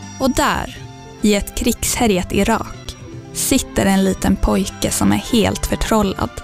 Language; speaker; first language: Swedish; native; Swedish